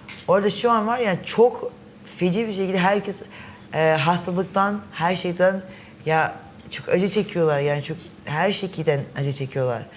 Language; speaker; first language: Turkish; early bilingual, heritage; Turkish